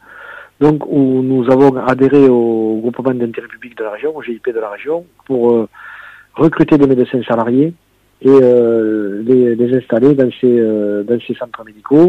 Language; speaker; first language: French; native; French